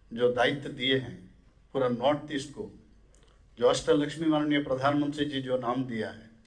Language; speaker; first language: Hindi; non-native, local second language; Bangla